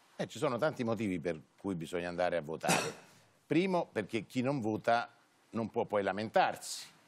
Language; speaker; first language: Italian; native; Italian